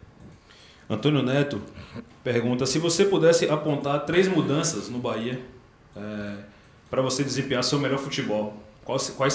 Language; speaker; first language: Portuguese; native; Portuguese